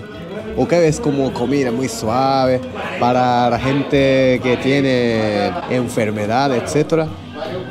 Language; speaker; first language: Spanish; non-native, learner; Japanese